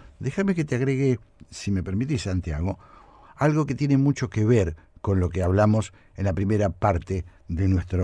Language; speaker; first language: Spanish; native; Spanish